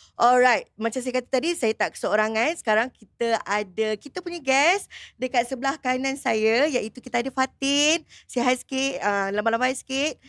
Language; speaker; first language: Malay; native; Malay